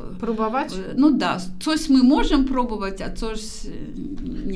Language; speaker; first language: Polish; non-native, learner; Ukrainian